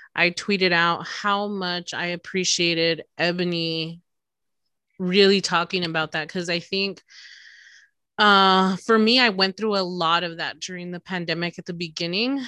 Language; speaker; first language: English; early bilingual, other home language; Spanish